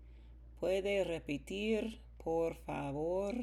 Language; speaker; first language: Spanish; non-native, learner; English